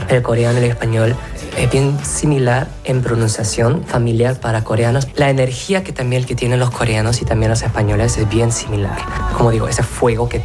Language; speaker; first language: Spanish; non-native, fluent; Korean